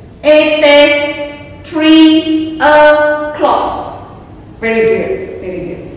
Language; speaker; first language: English; non-native, learner; Indonesian